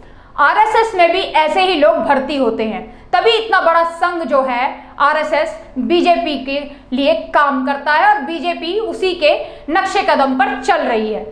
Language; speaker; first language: Hindi; native; Hindi